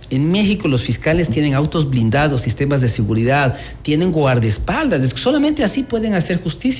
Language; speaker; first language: Spanish; native; Spanish